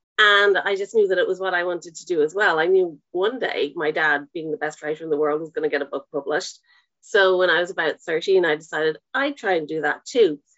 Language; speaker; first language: English; native; English